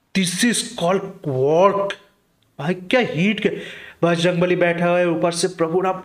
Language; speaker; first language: Hindi; non-native, local second language; Bangla